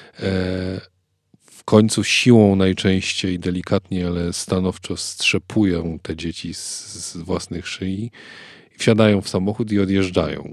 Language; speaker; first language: Polish; native; Polish